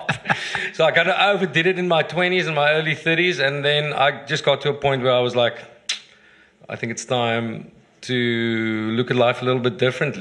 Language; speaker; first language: English; non-native, local second language; Afrikaans